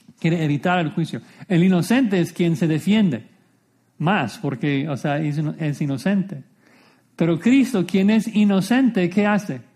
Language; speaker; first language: Spanish; non-native, fluent; English